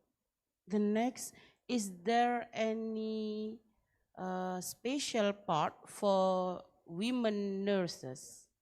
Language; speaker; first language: English; non-native, learner; Indonesian